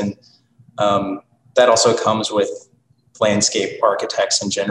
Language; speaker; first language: English; native; English